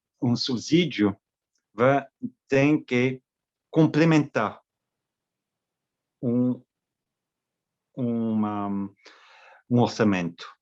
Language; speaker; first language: Portuguese; non-native, fluent; French